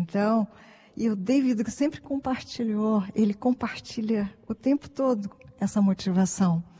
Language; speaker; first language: Portuguese; non-native, fluent; Japanese